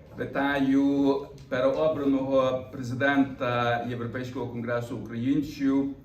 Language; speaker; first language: Ukrainian; early bilingual, heritage; Ukrainian